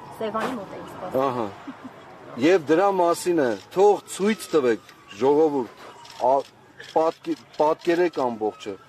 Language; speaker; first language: Armenian; native; Armenian